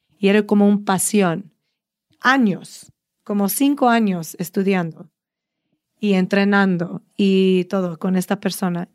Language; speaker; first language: Spanish; early bilingual, heritage; Spanish